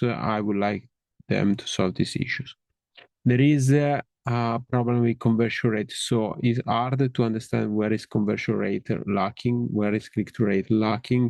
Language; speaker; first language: English; non-native, fluent; Italian